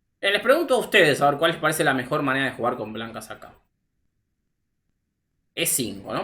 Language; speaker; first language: Spanish; native; Spanish